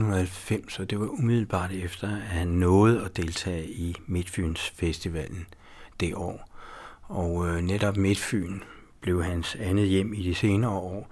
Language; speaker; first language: Danish; native; Danish